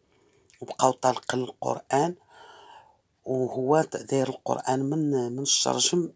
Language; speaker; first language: Arabic; native; Arabic